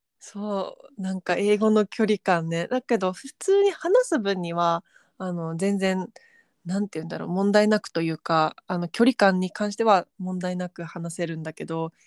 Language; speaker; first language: Japanese; native; Japanese